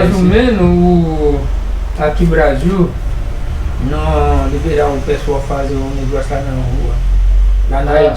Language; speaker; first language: Portuguese; non-native, learner; Haitian Creole